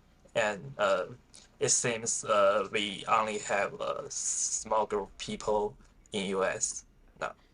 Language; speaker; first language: English; non-native, fluent; Chinese